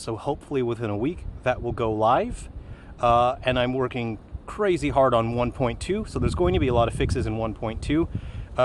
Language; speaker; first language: English; native; English